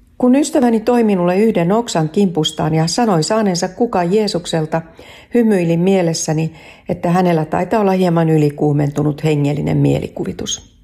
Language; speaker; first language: Finnish; native; Finnish